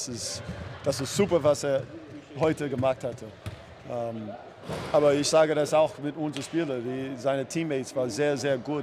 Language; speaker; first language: German; non-native, learner; English